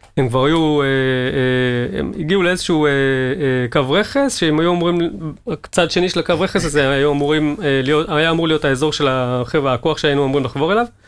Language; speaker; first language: Hebrew; native; Hebrew